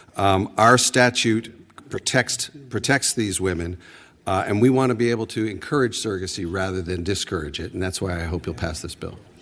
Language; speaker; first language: English; native; English